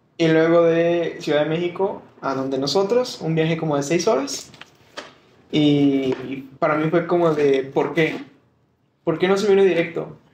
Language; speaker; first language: Spanish; native; Spanish